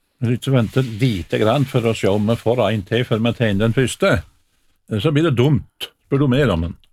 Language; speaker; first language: Norwegian; native; Norwegian